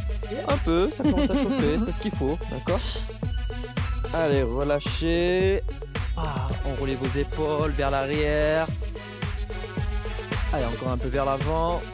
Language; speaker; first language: French; native; French